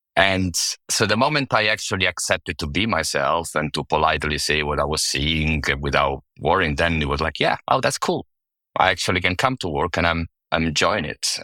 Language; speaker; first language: English; non-native, fluent; Italian